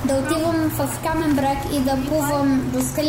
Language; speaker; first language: Bulgarian; early bilingual, heritage; Bulgarian